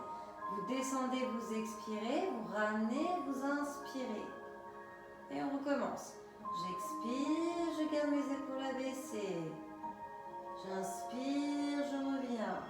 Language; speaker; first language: French; native; French